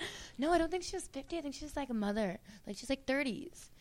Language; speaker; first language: English; native; English